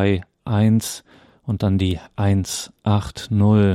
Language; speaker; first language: German; native; German